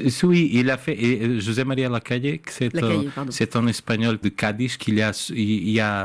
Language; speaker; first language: French; non-native, fluent; Portuguese